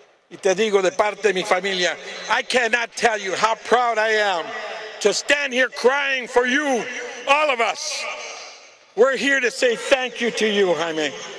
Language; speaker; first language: English; early bilingual, other home language; Spanish